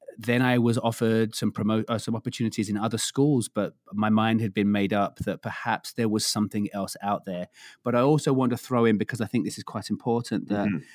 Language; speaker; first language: English; native; English